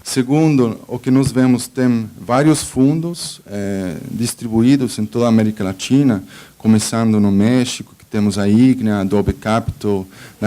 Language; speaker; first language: Portuguese; non-native, fluent; Spanish